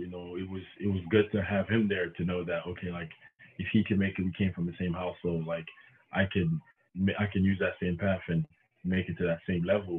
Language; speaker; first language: English; non-native, local second language; French